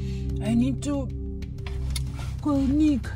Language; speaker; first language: English; non-native, learner; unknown